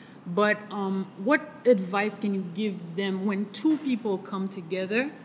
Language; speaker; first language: English; non-native, fluent; Haitian Creole